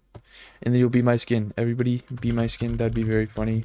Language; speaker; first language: English; native; English